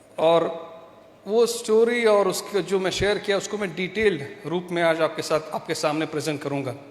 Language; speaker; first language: Hindi; non-native, local second language; Malayalam